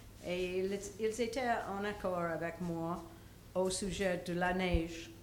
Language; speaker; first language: French; non-native, local second language; English